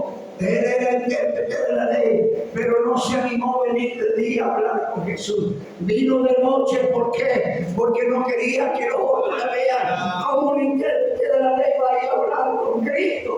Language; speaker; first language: Spanish; native; Spanish